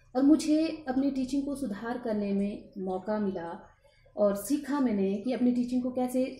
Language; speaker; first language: Hindi; native; Hindi